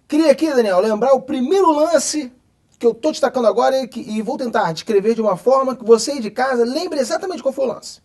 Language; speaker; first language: Portuguese; native; Portuguese